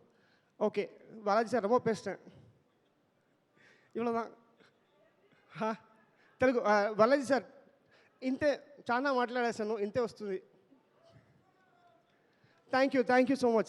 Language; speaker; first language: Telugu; non-native, learner; Kannada